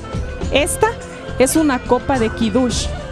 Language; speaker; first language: Spanish; native; Spanish